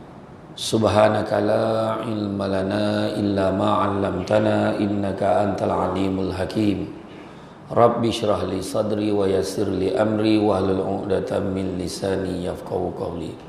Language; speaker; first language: Malay; native; Malay